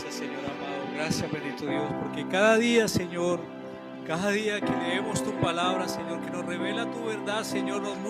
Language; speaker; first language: Spanish; native; Spanish